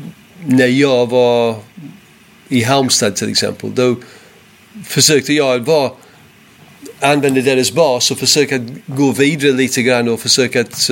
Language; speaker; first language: Swedish; non-native, fluent; English